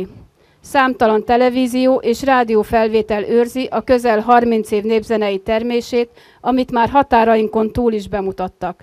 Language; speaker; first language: Hungarian; native; Hungarian